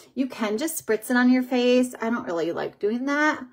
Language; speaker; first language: English; native; English